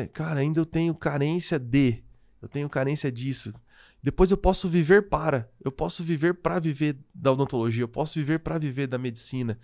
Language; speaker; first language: Portuguese; native; Portuguese